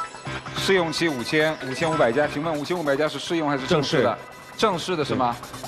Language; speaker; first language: Chinese; native; Chinese